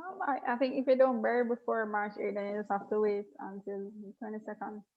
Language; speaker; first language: English; native; English